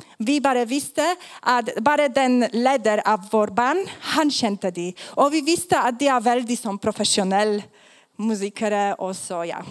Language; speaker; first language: Swedish; non-native, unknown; Polish